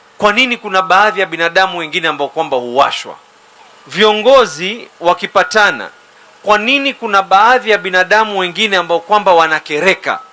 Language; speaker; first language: Swahili; native; Swahili